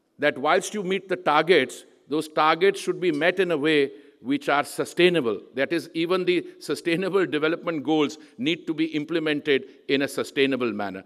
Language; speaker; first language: English; non-native, local second language; Punjabi